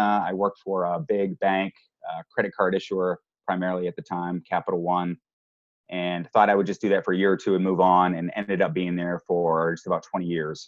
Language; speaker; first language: English; native; English